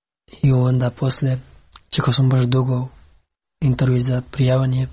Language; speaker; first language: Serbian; non-native, learner; Pashto